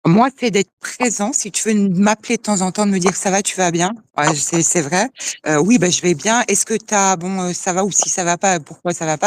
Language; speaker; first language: French; native; French